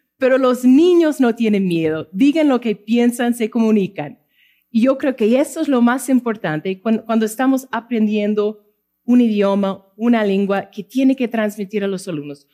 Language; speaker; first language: Spanish; non-native, fluent; English